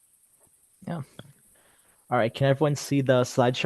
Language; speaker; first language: English; native; English